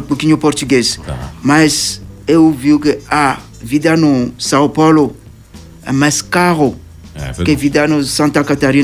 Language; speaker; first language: Portuguese; non-native, learner; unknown